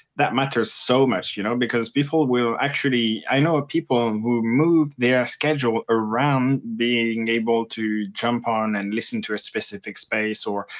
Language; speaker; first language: English; non-native, fluent; French